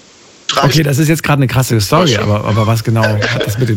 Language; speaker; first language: German; native; German